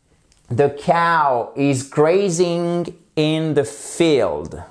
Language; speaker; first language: English; non-native, fluent; French